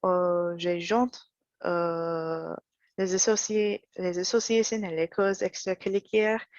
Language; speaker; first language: French; non-native, learner; English